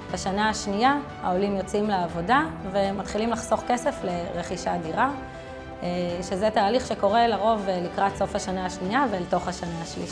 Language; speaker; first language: Hebrew; native; Hebrew